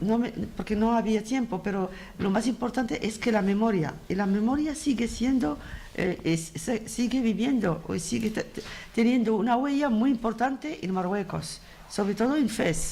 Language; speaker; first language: Spanish; non-native, fluent; Arabic